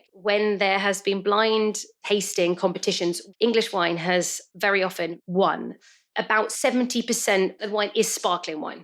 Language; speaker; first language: English; native; English